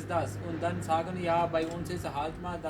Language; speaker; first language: German; non-native, learner; Punjabi